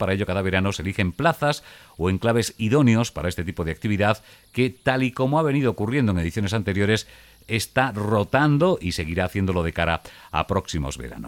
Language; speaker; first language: Spanish; native; Spanish